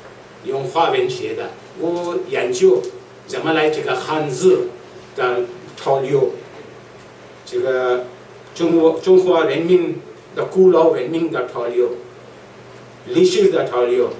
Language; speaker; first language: Chinese; non-native, learner; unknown